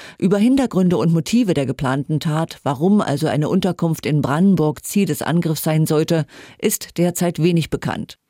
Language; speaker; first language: German; native; German